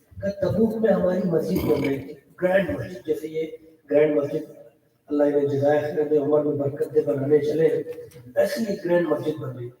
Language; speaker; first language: Urdu; non-native, local second language; Pashto